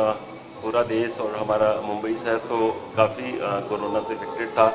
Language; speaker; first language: Hindi; native; Hindi